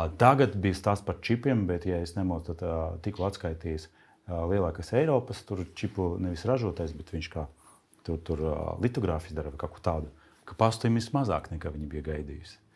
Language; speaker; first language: Latvian; non-native, local second language; Russian